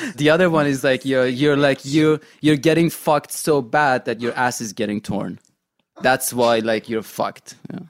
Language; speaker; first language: English; non-native, fluent; Portuguese